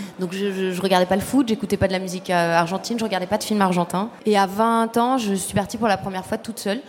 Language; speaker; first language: French; early bilingual, other home language; Spanish